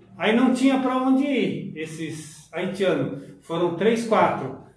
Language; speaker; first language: Portuguese; native; Portuguese